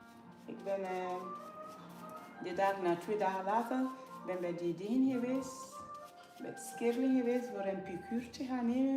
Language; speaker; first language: Dutch; non-native, fluent; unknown